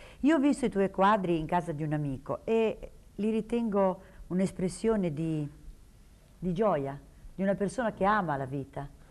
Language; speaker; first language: Italian; native; Italian